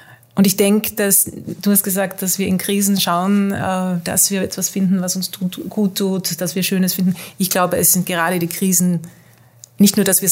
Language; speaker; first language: German; early bilingual, heritage; German